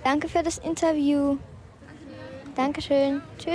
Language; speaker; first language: German; non-native, learner; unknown